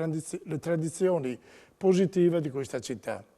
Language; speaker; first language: Italian; native; Italian